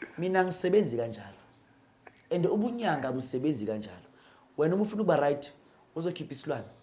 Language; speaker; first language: Zulu; non-native, local second language; Northern Sotho